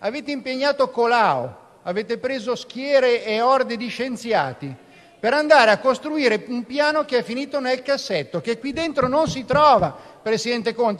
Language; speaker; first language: Italian; native; Italian